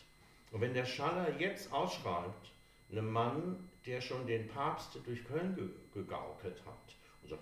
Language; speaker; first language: German; native; German